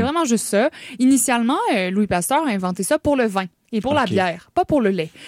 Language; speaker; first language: French; native; French